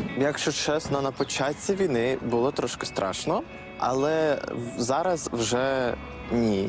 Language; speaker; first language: Ukrainian; non-native, fluent; Uzbek